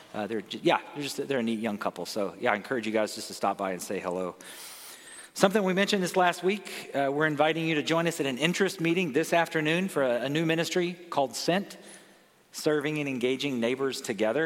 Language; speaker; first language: English; native; English